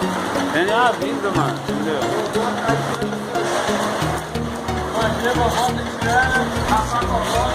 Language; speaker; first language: Portuguese; non-native, learner; Haitian Creole